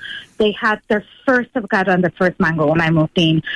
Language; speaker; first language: English; non-native, fluent; Spanish